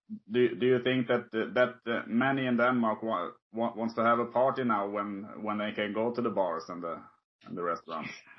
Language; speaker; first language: English; non-native, fluent; Swedish